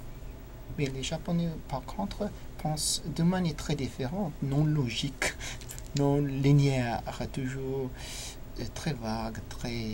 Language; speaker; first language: French; non-native, fluent; English